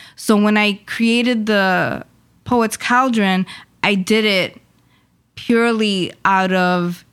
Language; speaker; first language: English; early bilingual, other home language; Spanish